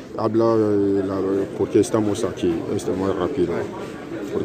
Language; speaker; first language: Spanish; non-native, learner; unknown